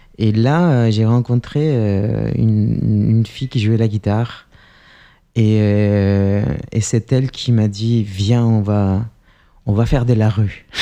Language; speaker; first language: French; non-native, fluent; Spanish